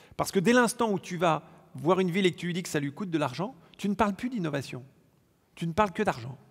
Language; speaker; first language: French; native; French